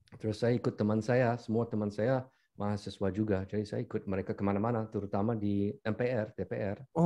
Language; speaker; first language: Indonesian; non-native, fluent; English